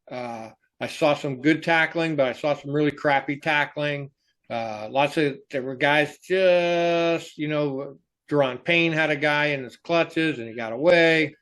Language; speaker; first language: English; native; English